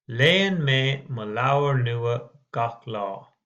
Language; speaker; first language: Irish; non-native, learner; English